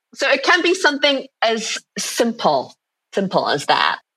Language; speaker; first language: English; native; English